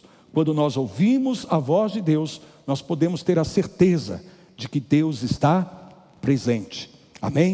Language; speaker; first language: Portuguese; native; Portuguese